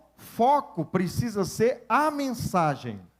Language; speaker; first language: Portuguese; native; Portuguese